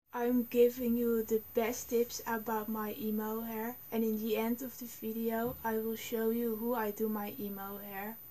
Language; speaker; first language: English; non-native, learner; Dutch